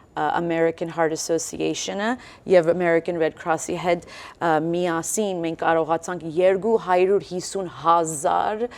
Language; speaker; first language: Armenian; early bilingual, heritage; Armenian